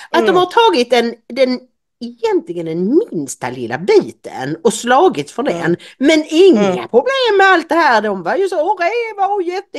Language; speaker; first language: Swedish; native; Swedish